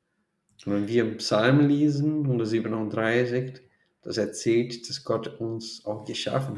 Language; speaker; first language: German; non-native, fluent; Portuguese